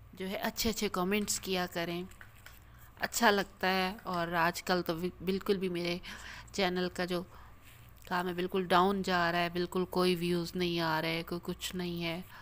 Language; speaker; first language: Urdu; native; Urdu